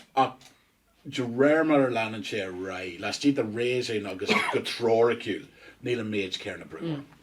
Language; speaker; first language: Irish; non-native, local second language; English